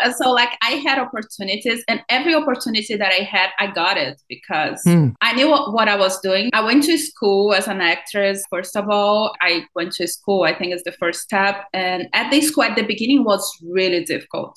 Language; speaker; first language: English; non-native, fluent; Portuguese